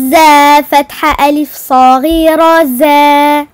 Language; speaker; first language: Arabic; non-native, learner; French